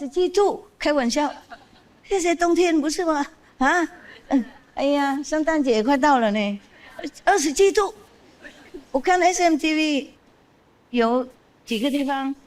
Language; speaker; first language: Chinese; non-native, fluent; Vietnamese